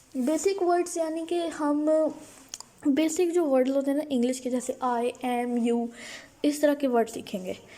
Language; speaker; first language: Urdu; native; Urdu